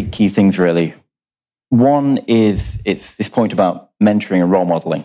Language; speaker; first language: English; native; English